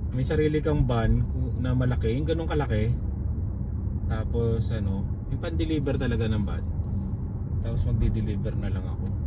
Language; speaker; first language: Filipino; native; Filipino